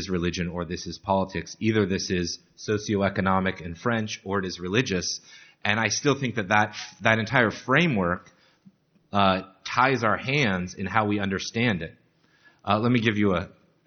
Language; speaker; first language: English; native; English